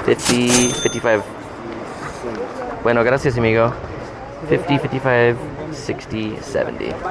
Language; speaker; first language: Spanish; non-native, learner; English